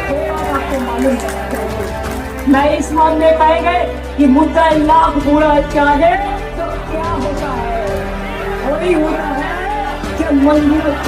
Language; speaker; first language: Hindi; non-native, local second language; Bangla